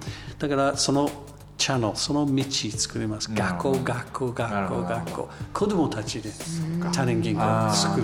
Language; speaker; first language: Japanese; non-native, learner; English